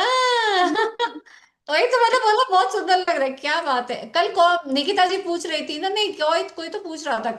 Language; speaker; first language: Hindi; native; Hindi